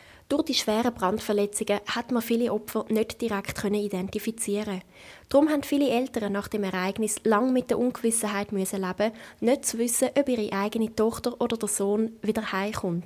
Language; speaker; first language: German; native; German